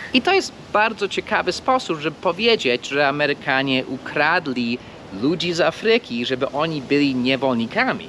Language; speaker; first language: Polish; non-native, fluent; English